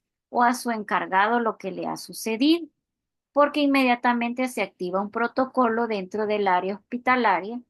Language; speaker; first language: Spanish; native; Spanish